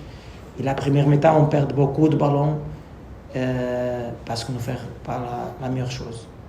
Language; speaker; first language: French; non-native, learner; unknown